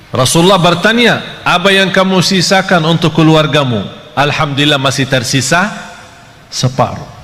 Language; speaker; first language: Malay; non-native, fluent; Arabic